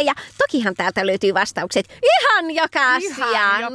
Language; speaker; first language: Finnish; native; Finnish